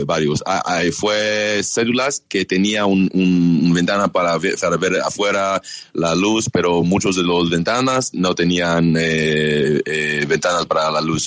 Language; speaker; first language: Spanish; non-native, learner; English